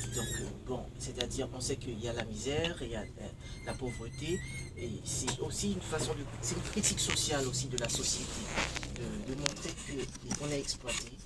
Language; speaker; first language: French; non-native, local second language; Haitian Creole